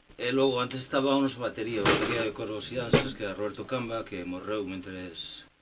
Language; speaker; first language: Galician; non-native, local second language; Spanish